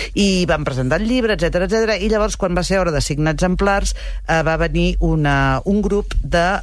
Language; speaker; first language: Catalan; native; Catalan